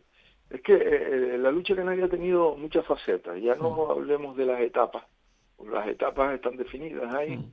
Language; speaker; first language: Spanish; native; Spanish